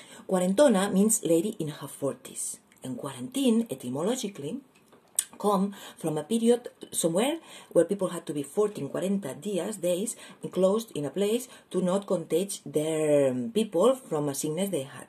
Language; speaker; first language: English; non-native, fluent; Catalan